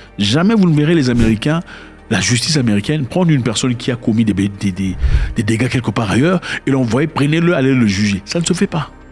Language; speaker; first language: French; non-native, local second language; Lingala